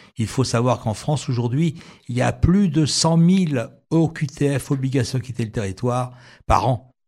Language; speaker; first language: French; native; French